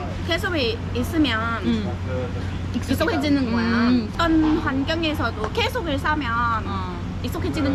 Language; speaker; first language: Korean; non-native, fluent; Vietnamese